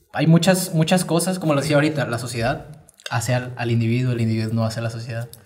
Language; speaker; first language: Spanish; native; Spanish